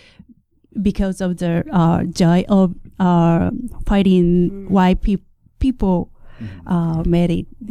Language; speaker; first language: English; non-native, learner; Japanese